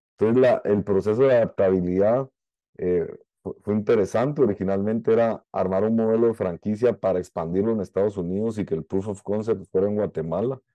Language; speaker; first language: Spanish; native; Spanish